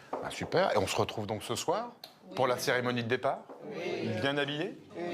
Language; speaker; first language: French; native; French